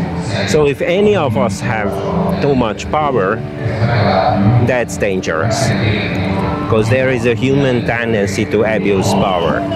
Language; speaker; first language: English; non-native, fluent; Hungarian